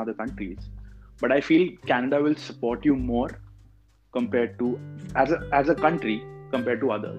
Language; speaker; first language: English; non-native, local second language; Hindi